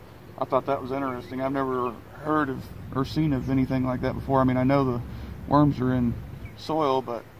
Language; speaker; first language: English; native; English